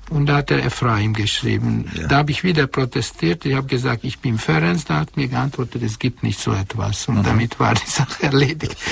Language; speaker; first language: German; non-native, fluent; Hungarian